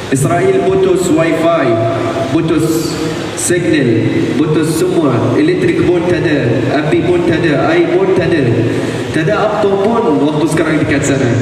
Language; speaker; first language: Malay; non-native, fluent; Arabic